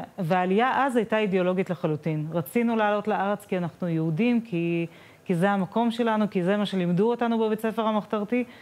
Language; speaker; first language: Hebrew; non-native, fluent; Russian